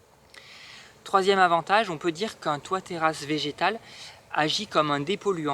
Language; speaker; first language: French; native; French